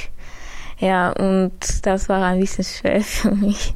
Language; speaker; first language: German; early bilingual, other home language; Armenian